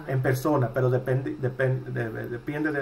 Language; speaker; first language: Spanish; early bilingual, heritage; Spanish